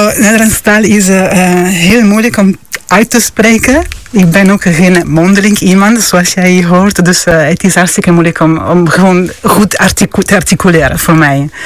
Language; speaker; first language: Dutch; non-native, fluent; Italian